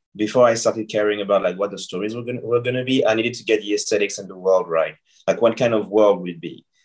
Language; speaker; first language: English; non-native, fluent; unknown